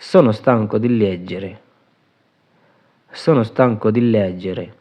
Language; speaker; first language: Italian; non-native, learner; Urdu